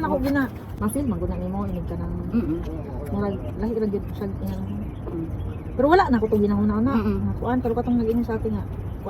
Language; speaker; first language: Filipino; non-native, local second language; Cebuano